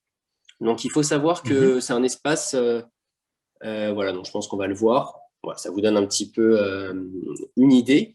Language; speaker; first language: French; native; French